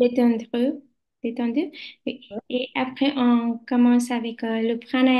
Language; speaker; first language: French; non-native, learner; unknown